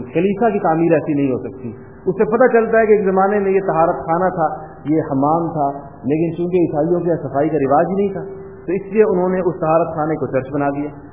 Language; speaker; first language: Urdu; non-native, local second language; Pashto